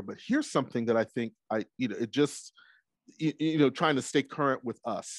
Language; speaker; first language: English; native; English